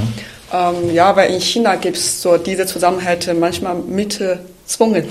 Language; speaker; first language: German; non-native, fluent; Chinese